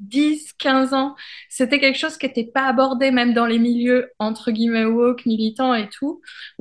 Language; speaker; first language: French; native; French